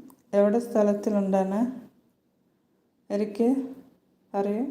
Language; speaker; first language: Malayalam; non-native, learner; Tamil